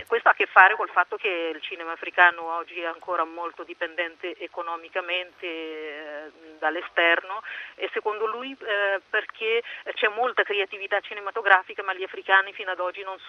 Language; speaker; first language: Italian; non-native, fluent; Portuguese